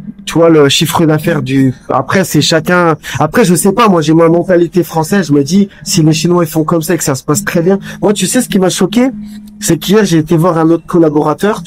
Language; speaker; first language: French; native; French